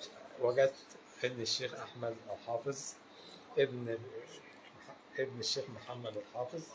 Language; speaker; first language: Arabic; native; Arabic